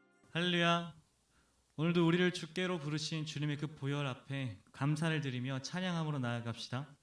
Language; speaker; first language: Korean; native; Korean